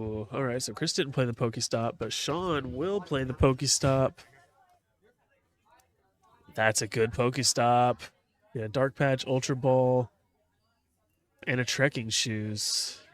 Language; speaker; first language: English; native; English